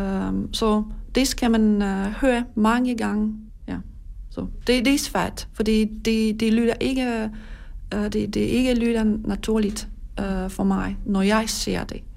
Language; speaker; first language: Danish; non-native, learner; Polish